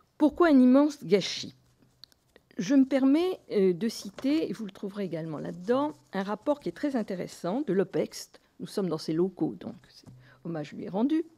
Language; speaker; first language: French; native; French